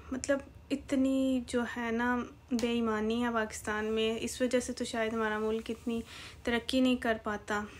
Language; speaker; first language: Urdu; native; Urdu